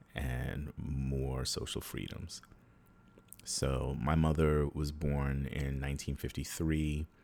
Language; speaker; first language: English; native; English